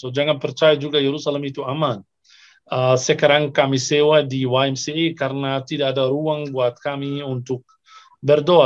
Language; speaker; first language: Indonesian; non-native, fluent; Arabic